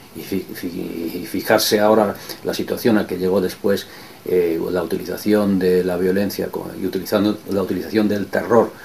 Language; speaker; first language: Spanish; non-native, local second language; Basque